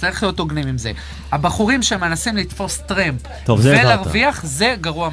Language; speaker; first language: Hebrew; native; Hebrew